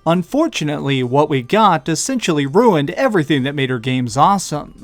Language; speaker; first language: English; native; English